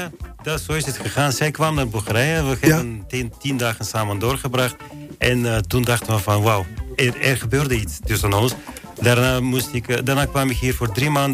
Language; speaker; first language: Dutch; non-native, fluent; Bulgarian